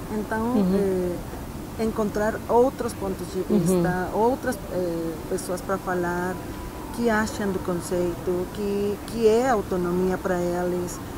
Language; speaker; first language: Portuguese; non-native, fluent; Spanish